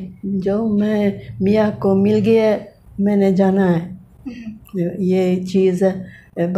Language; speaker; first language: Hindi; non-native, learner; Bosnian